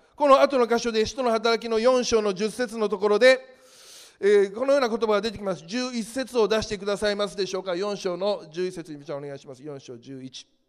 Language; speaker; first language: Japanese; native; Japanese